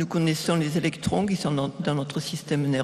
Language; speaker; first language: French; native; French